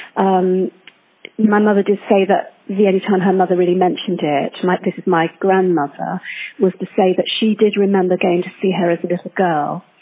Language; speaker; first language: English; native; English